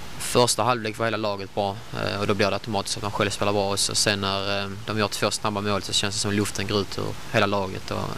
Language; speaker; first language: Swedish; native; Swedish